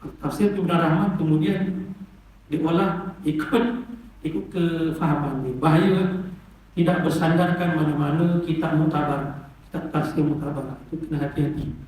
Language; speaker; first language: Malay; native; Malay